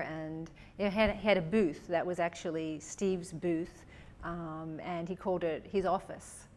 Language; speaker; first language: English; native; English